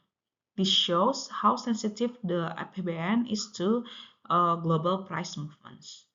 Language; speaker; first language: English; non-native, local second language; Indonesian